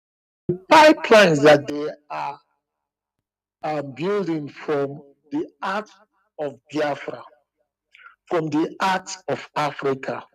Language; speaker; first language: English; non-native, local second language; Igbo